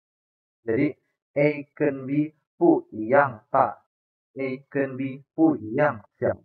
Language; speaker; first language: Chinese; non-native, fluent; Indonesian